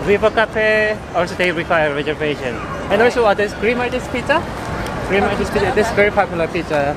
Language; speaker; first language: English; non-native, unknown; Korean